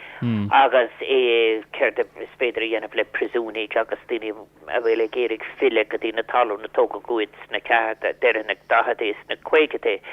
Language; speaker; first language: Irish; non-native, local second language; English